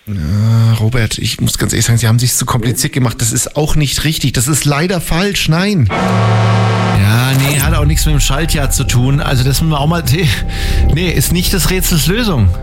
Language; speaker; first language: German; native; German